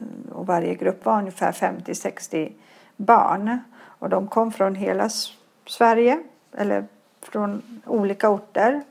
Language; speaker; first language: Swedish; early bilingual, other home language; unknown